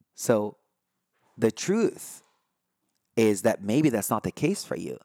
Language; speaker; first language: English; non-native, fluent; Portuguese